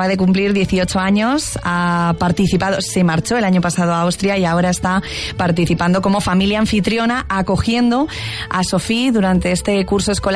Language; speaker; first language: Spanish; native; Spanish